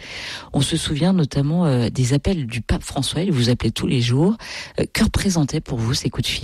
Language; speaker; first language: French; native; French